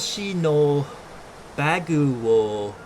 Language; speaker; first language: Japanese; non-native, learner; English